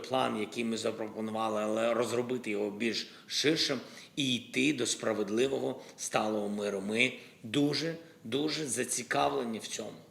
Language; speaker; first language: Ukrainian; non-native, local second language; Russian